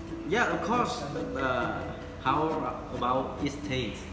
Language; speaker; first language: English; non-native, learner; Vietnamese